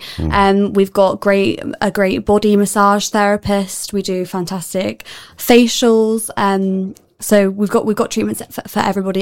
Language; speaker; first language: English; native; English